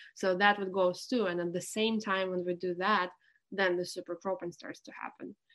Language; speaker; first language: English; non-native, fluent; Russian